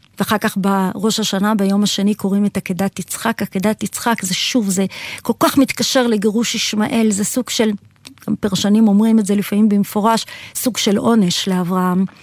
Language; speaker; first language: Hebrew; native; Hebrew